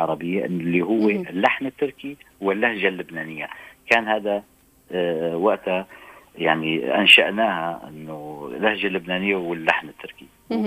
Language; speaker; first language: Arabic; native; Arabic